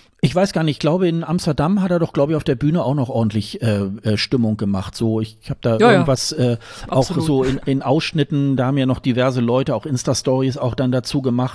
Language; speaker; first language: German; native; German